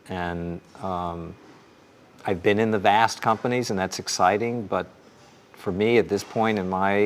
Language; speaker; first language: English; native; English